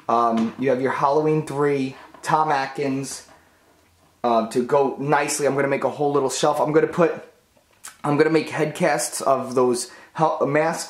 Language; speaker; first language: English; native; English